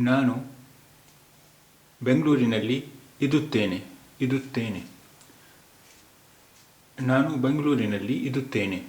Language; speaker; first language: Kannada; non-native, local second language; Urdu